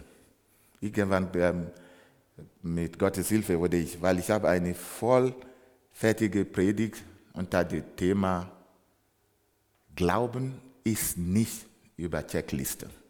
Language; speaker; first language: German; non-native, fluent; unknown